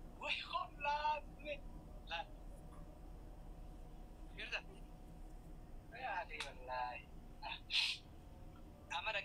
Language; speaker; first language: Arabic; non-native, learner; Oromo